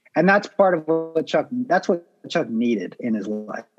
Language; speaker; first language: English; native; English